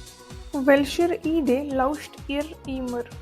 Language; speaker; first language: German; non-native, fluent; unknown